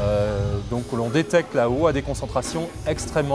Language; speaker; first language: French; native; French